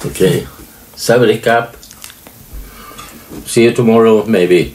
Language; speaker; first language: English; non-native, learner; Swedish